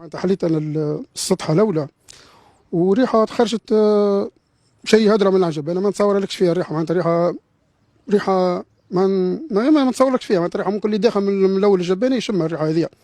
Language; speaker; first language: Arabic; native; Arabic